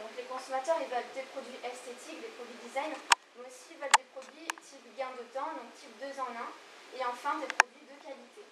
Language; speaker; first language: French; native; French